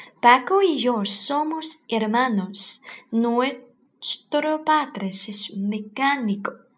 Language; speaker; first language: Spanish; non-native, learner; Chinese